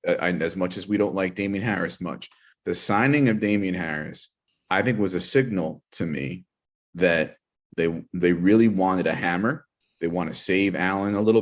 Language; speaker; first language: English; native; English